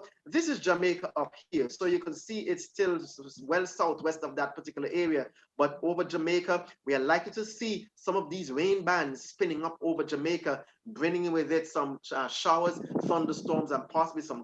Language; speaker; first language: English; native; English